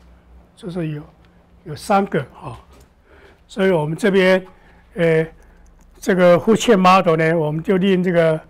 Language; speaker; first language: Chinese; native; Chinese